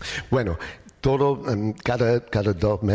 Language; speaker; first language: Spanish; non-native, learner; English